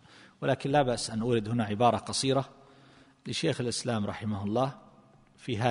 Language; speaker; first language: Arabic; native; Arabic